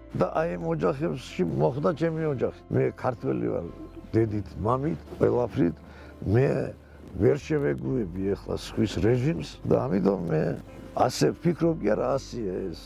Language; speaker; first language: Georgian; native; Georgian